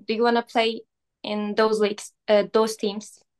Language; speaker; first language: English; non-native, learner; Turkish